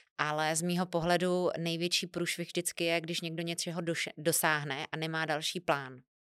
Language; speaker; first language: Czech; native; Czech